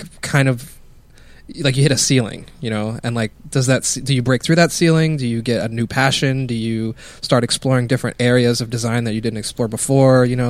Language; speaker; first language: English; native; English